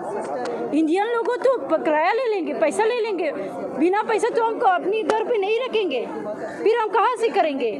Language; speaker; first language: Hindi; non-native, fluent; Persian